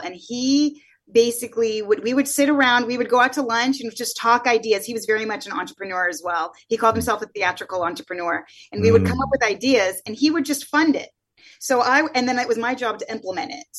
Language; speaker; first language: English; native; English